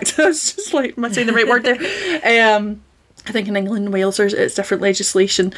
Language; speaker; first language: English; native; English